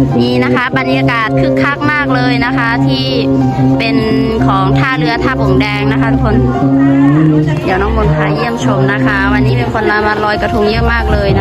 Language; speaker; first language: Thai; non-native, local second language; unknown